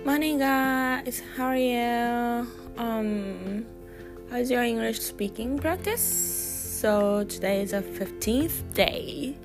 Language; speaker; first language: English; non-native, fluent; Japanese